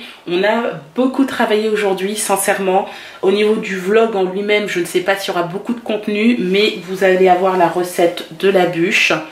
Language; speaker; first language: French; native; French